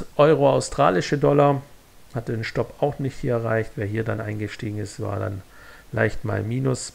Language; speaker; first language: German; native; German